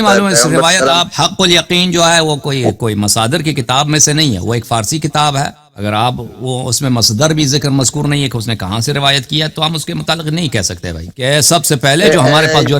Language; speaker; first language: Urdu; non-native, fluent; Persian